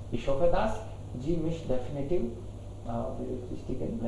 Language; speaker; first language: German; non-native, fluent; Hindi